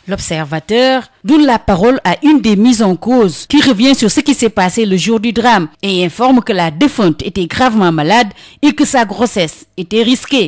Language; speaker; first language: French; non-native, local second language; Wolof